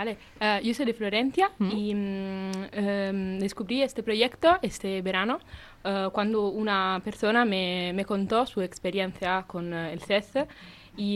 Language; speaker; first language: Spanish; non-native, fluent; Italian